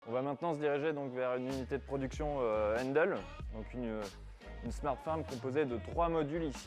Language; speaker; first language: French; native; French